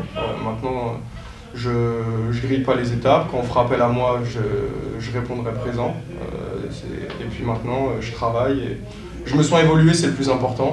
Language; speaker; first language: French; native; French